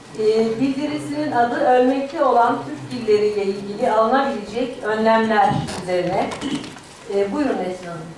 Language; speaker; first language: Turkish; native; Turkish